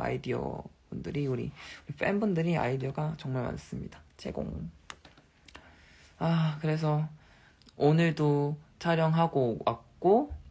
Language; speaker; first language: Korean; native; Korean